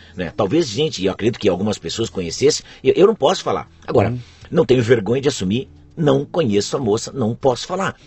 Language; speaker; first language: Portuguese; native; Portuguese